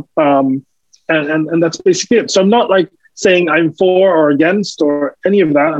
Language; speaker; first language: English; native; English